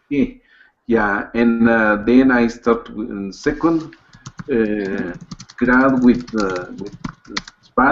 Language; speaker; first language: English; non-native, learner; Spanish